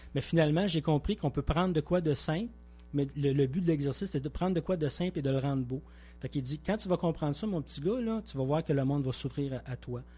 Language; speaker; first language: French; native; French